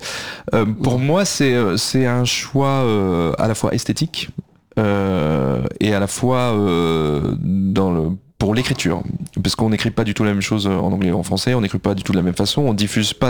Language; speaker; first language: French; native; French